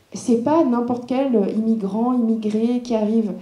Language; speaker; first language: French; early bilingual, other home language; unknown